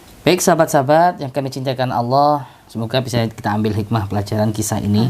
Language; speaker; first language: Indonesian; native; Indonesian